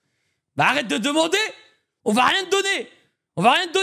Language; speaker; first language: French; native; French